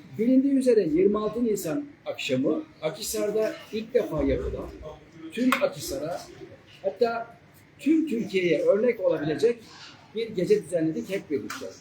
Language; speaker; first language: Turkish; native; Turkish